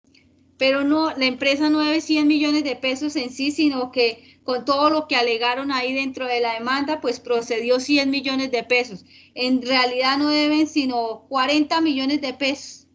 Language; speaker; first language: Spanish; native; Spanish